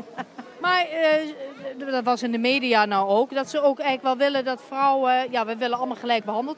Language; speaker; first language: Dutch; native; Dutch